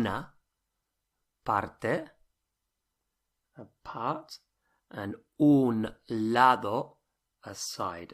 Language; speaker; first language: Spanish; non-native, fluent; English